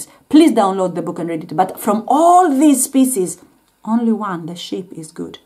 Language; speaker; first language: English; non-native, fluent; Greek